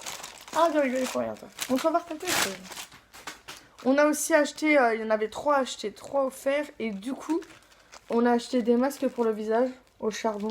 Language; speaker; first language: French; native; French